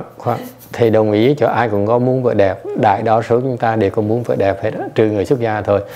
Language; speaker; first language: Vietnamese; early bilingual, heritage; Vietnamese